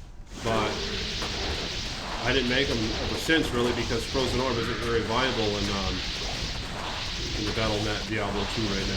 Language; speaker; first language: English; native; English